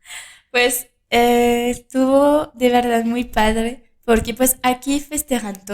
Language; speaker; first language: Spanish; non-native, fluent; French